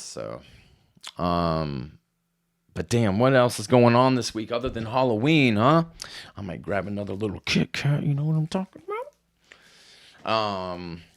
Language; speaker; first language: English; native; English